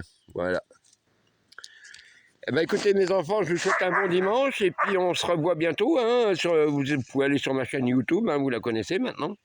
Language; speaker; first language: French; native; French